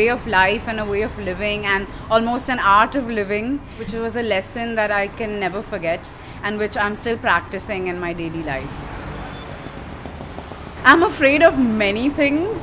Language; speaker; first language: English; non-native, local second language; Hindi